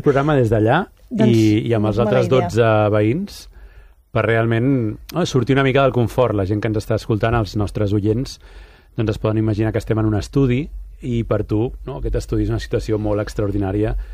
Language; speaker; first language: Catalan; native; Catalan